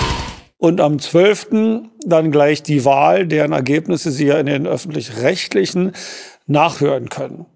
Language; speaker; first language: German; native; German